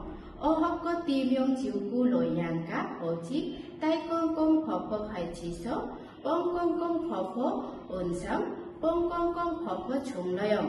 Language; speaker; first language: Cantonese; non-native, learner; Bangla